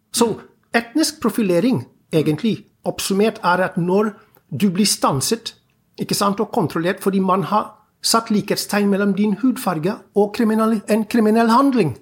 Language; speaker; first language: Norwegian; non-native, fluent; English